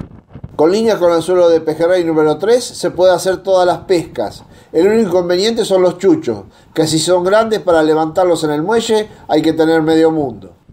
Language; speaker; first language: Spanish; native; Spanish